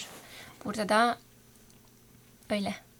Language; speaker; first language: Turkish; non-native, fluent; Hungarian